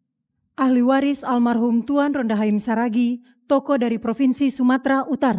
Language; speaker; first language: Indonesian; native; Indonesian